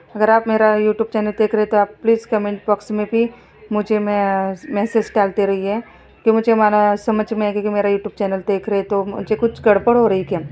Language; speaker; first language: Hindi; non-native, local second language; Marathi